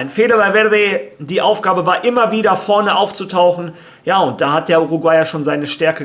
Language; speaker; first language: German; native; German